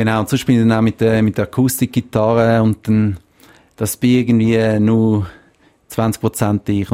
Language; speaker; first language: German; native; German